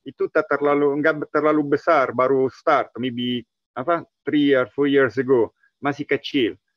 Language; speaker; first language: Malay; non-native, learner; Italian